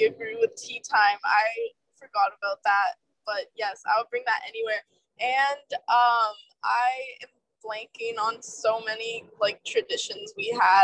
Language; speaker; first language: English; native; English